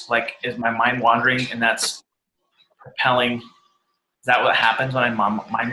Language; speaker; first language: English; native; English